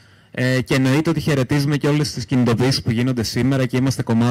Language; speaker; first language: Greek; native; Greek